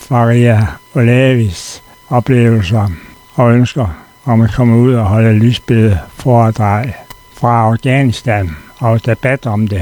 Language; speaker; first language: Danish; native; Danish